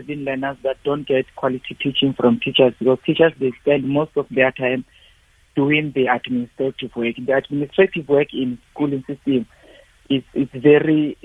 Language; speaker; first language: English; non-native, local second language; Xhosa